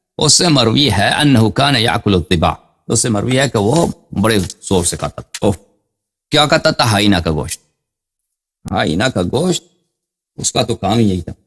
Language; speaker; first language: Urdu; non-native, fluent; Persian